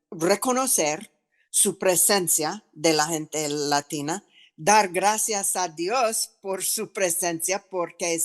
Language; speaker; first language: Spanish; non-native, fluent; English